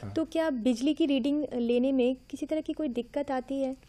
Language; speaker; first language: Hindi; non-native, local second language; Bangla